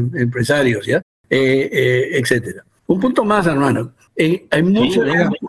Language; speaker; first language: Spanish; early bilingual, heritage; Spanish